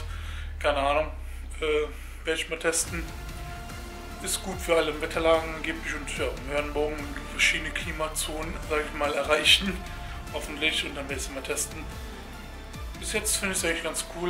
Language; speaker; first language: German; native; German